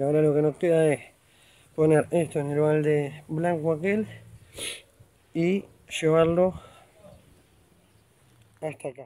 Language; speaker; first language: Spanish; native; Spanish